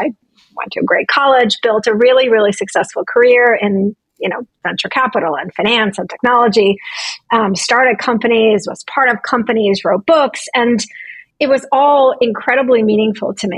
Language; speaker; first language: English; non-native, fluent; Russian